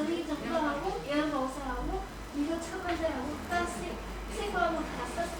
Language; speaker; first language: Korean; non-native, learner; Chinese